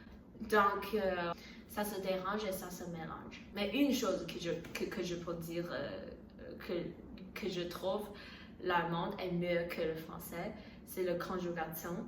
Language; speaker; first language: French; non-native, learner; Chinese